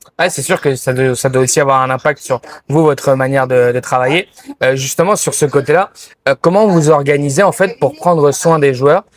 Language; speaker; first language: French; native; French